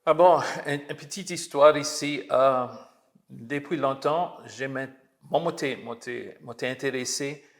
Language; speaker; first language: French; early bilingual, heritage; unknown